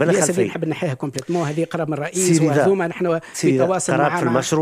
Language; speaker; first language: Arabic; native; Arabic